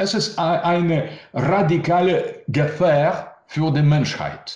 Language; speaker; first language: German; non-native, learner; Russian